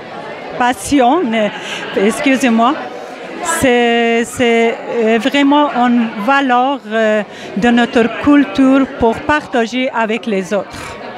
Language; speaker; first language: French; non-native, fluent; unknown